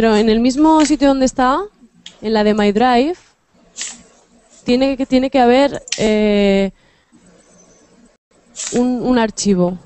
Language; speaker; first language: Spanish; native; Spanish